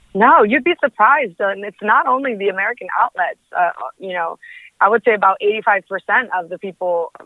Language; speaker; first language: English; early bilingual, other home language; Spanish